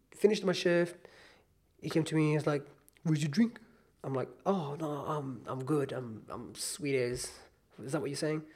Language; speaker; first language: English; non-native, fluent; Hebrew